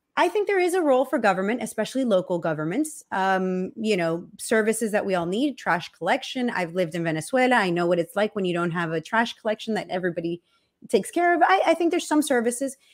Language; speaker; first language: English; early bilingual, other home language; Spanish